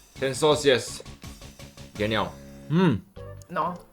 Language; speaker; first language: Polish; non-native, learner; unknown